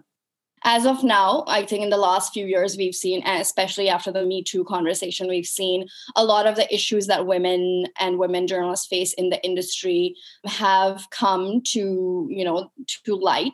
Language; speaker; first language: English; non-native, local second language; Urdu